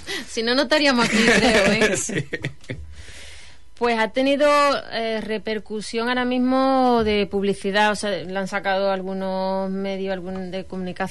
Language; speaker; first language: Spanish; native; Spanish